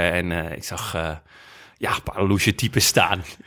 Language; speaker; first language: Dutch; native; Dutch